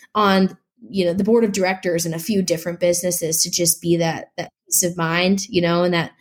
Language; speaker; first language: English; native; English